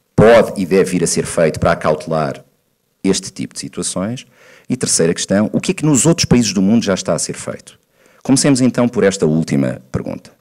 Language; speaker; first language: Portuguese; native; Portuguese